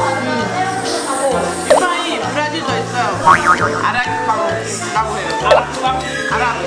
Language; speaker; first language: Korean; non-native, learner; Portuguese